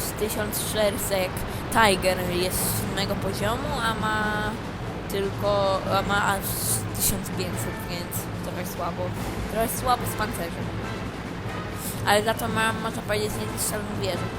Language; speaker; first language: Polish; native; Polish